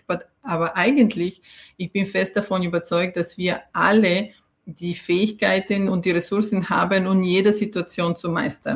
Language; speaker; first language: German; non-native, fluent; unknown